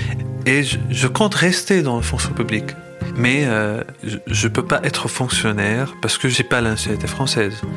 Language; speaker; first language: French; non-native, fluent; Arabic